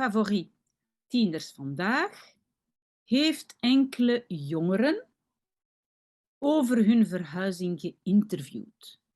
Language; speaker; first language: Dutch; non-native, local second language; French